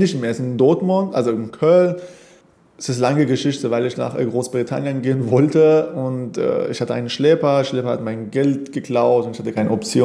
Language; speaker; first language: German; non-native, fluent; Persian